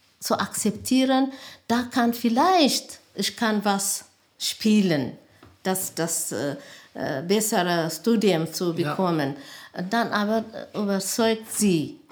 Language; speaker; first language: German; non-native, learner; Amharic